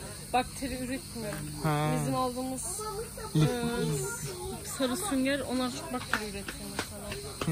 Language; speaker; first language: Turkish; early bilingual, heritage; Turkish